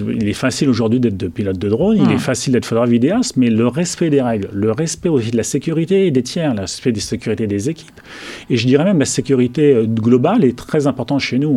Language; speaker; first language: French; native; French